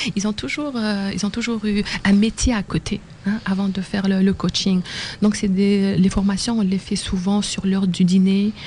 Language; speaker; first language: French; non-native, local second language; Arabic